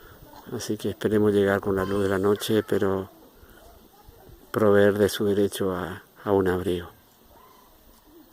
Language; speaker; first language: Spanish; native; Spanish